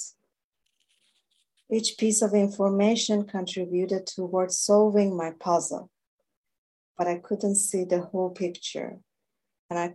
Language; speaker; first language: English; non-native, fluent; Persian